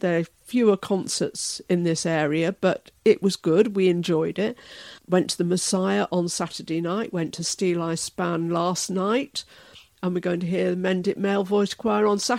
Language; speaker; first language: English; native; English